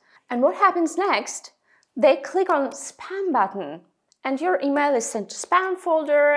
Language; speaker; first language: English; non-native, fluent; Russian